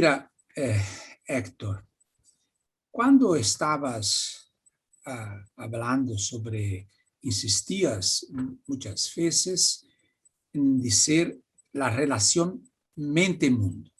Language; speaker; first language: Spanish; non-native, fluent; Portuguese